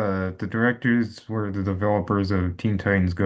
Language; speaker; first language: English; native; English